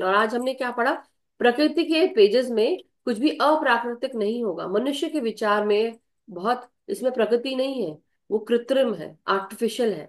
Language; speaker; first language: Hindi; native; Hindi